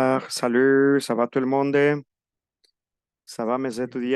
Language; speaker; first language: French; non-native, fluent; Spanish